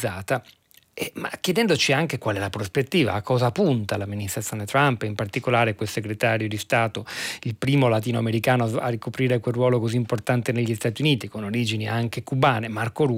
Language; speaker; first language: Italian; native; Italian